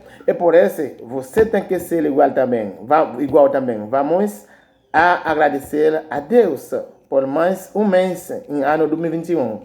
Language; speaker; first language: Portuguese; non-native, learner; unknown